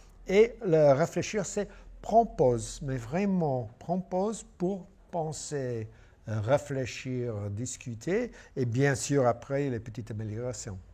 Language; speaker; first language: French; non-native, fluent; English